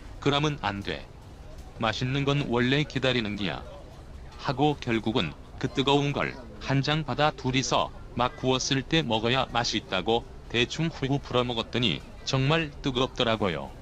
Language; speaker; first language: Korean; native; Korean